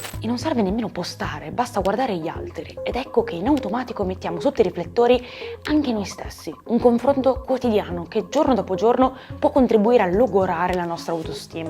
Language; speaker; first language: Italian; native; Italian